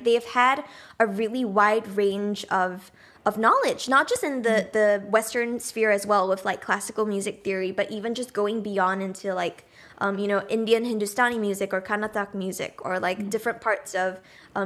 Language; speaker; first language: English; native; English